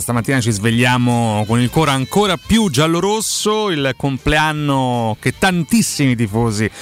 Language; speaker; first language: Italian; native; Italian